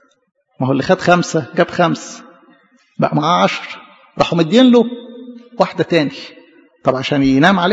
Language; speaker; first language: Arabic; native; Arabic